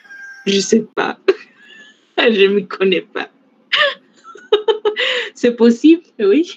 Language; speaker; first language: French; non-native, fluent; Spanish